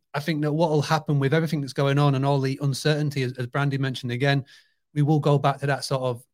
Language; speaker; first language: English; native; English